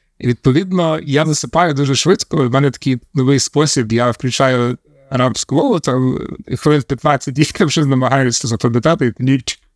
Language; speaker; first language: Ukrainian; native; Ukrainian